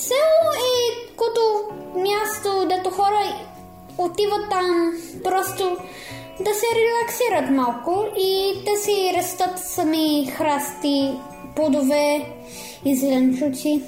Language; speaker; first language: Bulgarian; early bilingual, heritage; Bulgarian